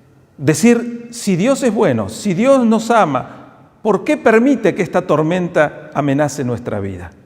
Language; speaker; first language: Spanish; native; Spanish